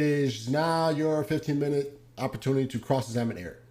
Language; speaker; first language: English; native; English